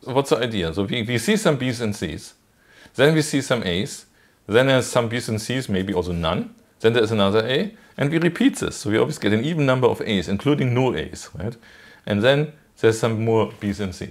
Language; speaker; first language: English; non-native, fluent; German